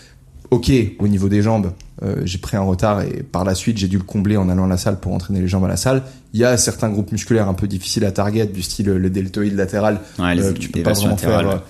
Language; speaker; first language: French; native; French